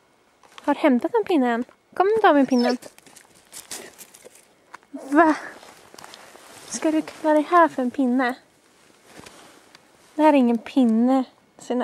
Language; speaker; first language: Swedish; native; Swedish